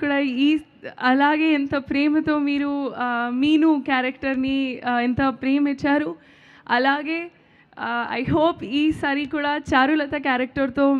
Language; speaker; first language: Telugu; non-native, learner; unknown